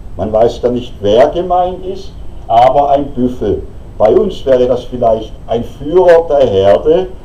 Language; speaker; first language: German; native; German